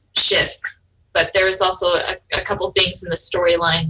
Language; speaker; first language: English; non-native, fluent; German